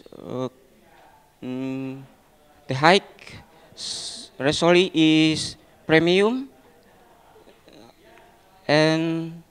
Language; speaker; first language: English; non-native, learner; Indonesian